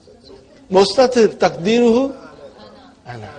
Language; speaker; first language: Arabic; non-native, fluent; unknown